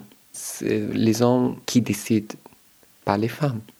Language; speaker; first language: French; non-native, learner; Arabic